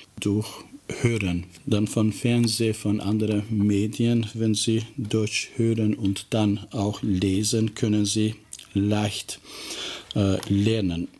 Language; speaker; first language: German; non-native, fluent; Albanian